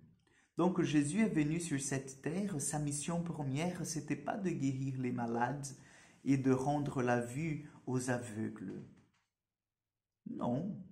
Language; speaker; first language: French; non-native, fluent; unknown